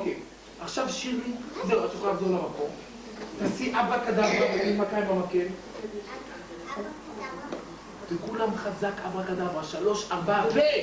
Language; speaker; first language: Hebrew; native; Hebrew